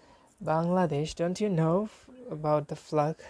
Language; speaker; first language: English; non-native, fluent; Bangla